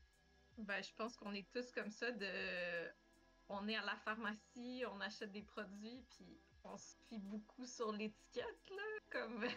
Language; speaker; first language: French; native; French